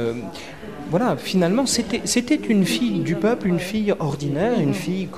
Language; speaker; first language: French; native; French